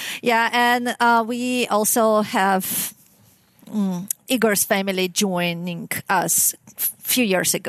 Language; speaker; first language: English; non-native, fluent; Russian